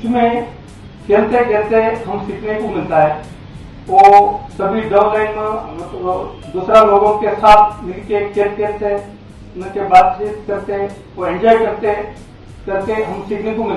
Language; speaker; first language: Hindi; non-native, local second language; Marathi